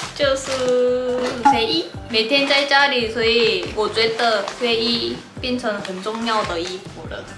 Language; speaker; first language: Chinese; non-native, fluent; Korean